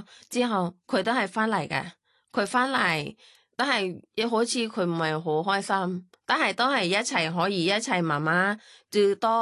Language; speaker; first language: Cantonese; non-native, fluent; Thai